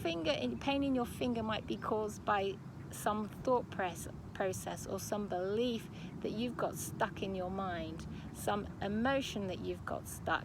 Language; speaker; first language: English; native; English